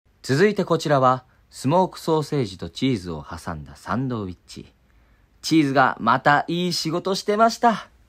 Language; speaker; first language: Japanese; native; Japanese